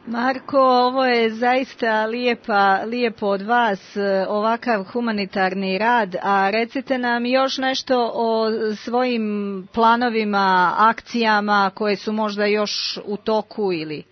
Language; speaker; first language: Serbian; native; Serbian